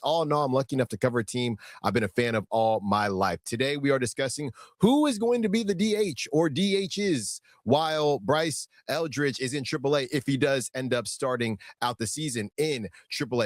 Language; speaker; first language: English; native; English